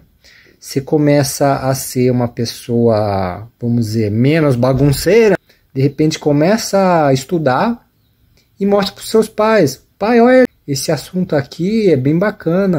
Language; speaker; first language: Portuguese; native; Portuguese